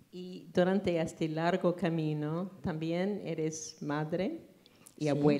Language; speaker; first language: Spanish; non-native, fluent; English